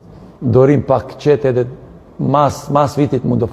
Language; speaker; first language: Albanian; non-native, learner; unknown